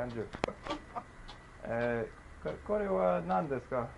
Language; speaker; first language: Japanese; non-native, learner; English